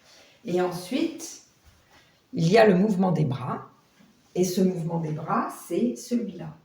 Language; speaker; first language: French; native; French